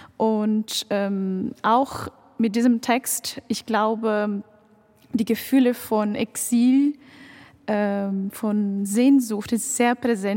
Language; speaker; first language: German; non-native, fluent; Portuguese